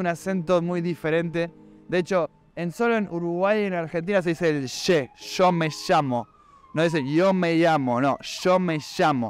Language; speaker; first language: Spanish; native; Spanish